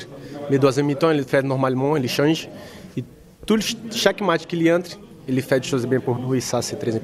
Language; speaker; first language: French; non-native, fluent; Czech